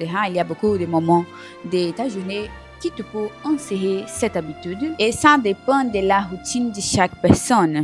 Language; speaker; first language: French; non-native, learner; Portuguese